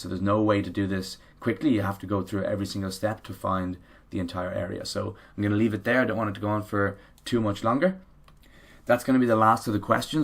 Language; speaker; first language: English; native; English